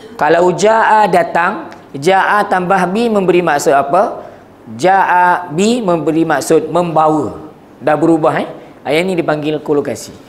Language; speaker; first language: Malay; native; Malay